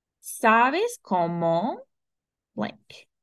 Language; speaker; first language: Spanish; non-native, fluent; English